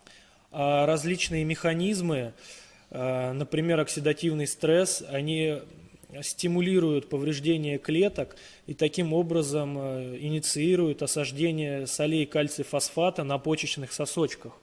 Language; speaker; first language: Russian; native; Russian